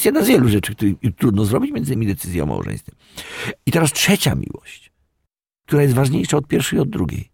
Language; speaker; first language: Polish; native; Polish